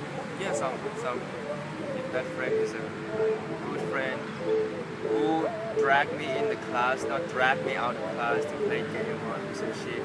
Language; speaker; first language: English; non-native, learner; Thai